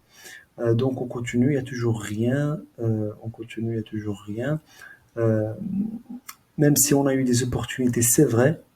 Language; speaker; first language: French; native; French